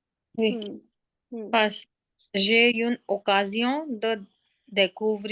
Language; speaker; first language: French; non-native, learner; Hindi